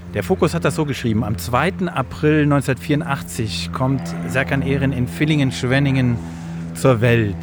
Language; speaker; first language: German; native; German